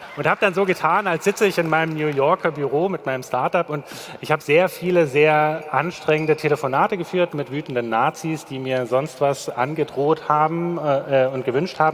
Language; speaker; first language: German; native; German